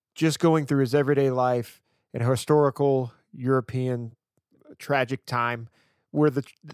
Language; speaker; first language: English; native; English